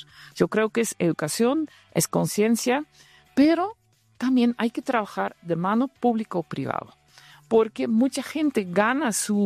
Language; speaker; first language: Spanish; non-native, fluent; Dutch